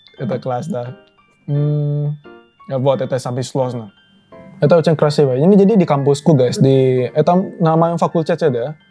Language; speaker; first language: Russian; non-native, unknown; Indonesian